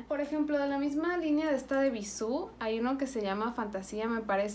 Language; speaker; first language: Spanish; native; Spanish